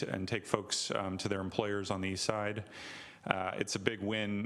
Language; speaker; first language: English; native; English